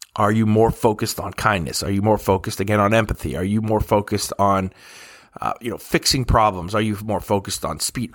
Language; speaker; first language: English; native; English